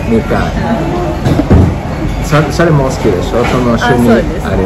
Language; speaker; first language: Japanese; non-native, learner; Spanish